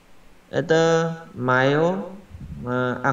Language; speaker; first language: Russian; non-native, learner; Vietnamese